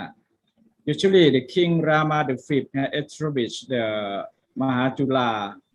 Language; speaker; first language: English; non-native, learner; Thai